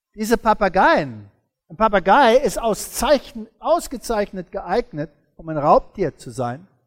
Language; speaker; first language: German; early bilingual, heritage; German